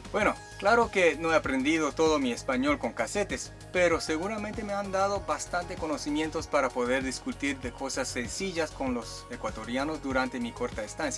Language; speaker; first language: Spanish; non-native, fluent; Chinese